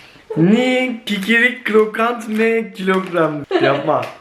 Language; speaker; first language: Albanian; non-native, learner; Turkish